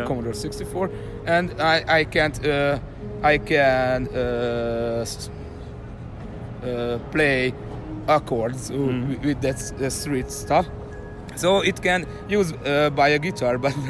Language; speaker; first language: English; non-native, learner; Hungarian